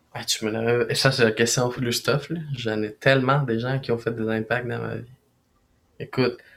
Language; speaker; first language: French; non-native, fluent; Spanish